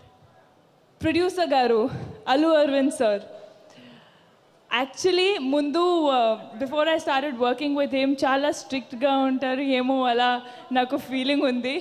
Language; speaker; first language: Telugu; non-native, fluent; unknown